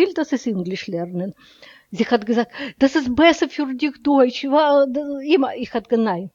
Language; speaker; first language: German; non-native, learner; Russian